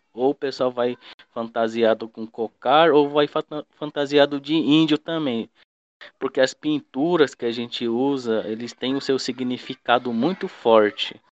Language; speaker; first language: Portuguese; non-native, local second language; Guarani